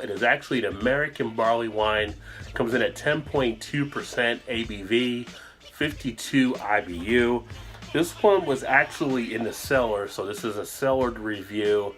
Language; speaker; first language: English; native; English